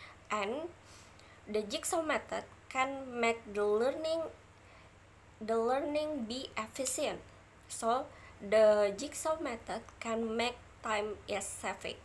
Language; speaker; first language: English; non-native, learner; Indonesian